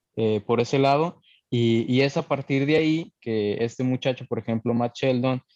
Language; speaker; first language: Spanish; native; Spanish